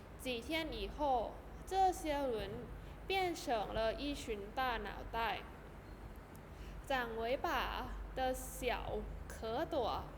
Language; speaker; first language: Chinese; non-native, fluent; Thai